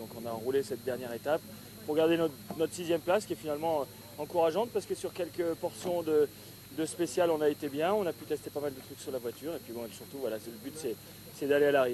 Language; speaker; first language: French; native; French